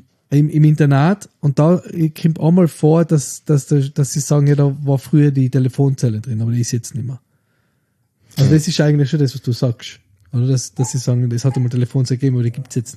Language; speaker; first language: German; native; German